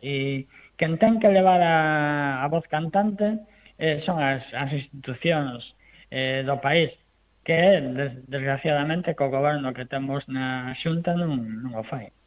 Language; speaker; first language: Galician; non-native, local second language; Spanish